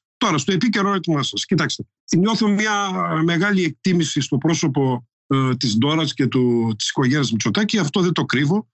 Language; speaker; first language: Greek; non-native, local second language; Turkish